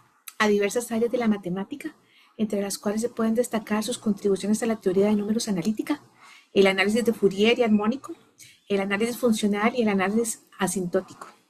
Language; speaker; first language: Spanish; native; Spanish